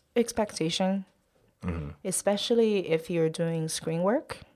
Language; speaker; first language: English; non-native, fluent; Chinese